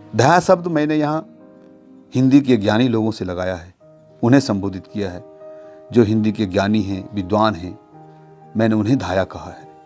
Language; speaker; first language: Hindi; native; Hindi